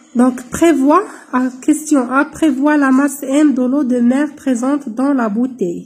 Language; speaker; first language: French; non-native, local second language; Arabic